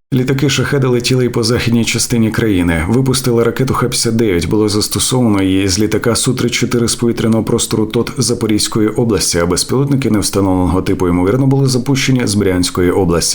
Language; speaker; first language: Ukrainian; native; Ukrainian